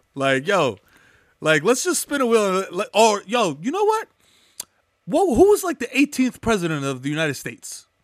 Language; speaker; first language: English; early bilingual, other home language; Spanish